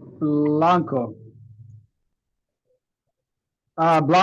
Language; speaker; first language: Spanish; non-native, learner; English